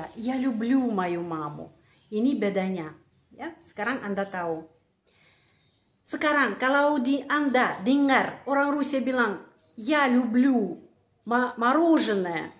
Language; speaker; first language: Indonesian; non-native, fluent; Russian